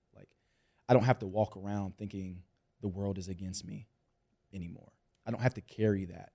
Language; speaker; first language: English; native; English